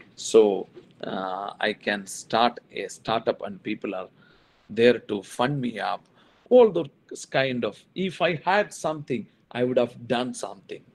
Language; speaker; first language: English; non-native, local second language; Malayalam